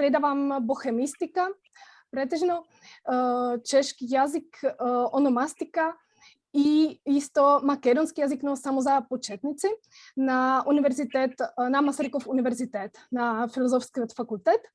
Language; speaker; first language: Macedonian; non-native, fluent; Czech